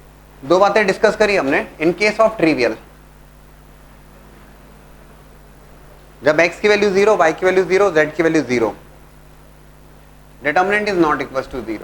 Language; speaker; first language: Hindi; native; Hindi